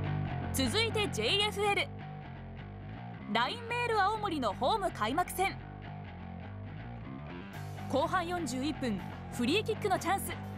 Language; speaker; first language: Japanese; native; Japanese